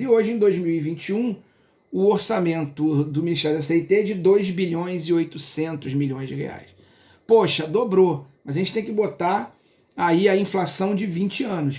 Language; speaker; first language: Portuguese; native; Portuguese